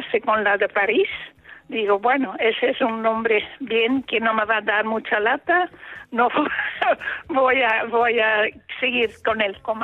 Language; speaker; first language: Spanish; non-native, fluent; Dutch